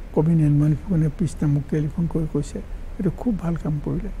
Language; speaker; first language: Assamese; native; Assamese